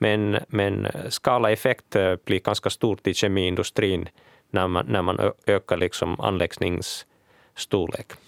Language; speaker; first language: Swedish; non-native, local second language; Finnish